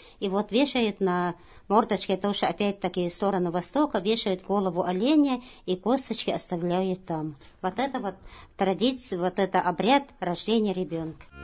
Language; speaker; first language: Russian; non-native, local second language; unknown